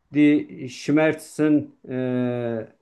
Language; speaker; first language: German; non-native, learner; Turkish